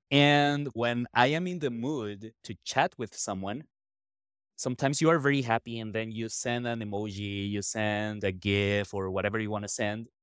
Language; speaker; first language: English; non-native, fluent; Spanish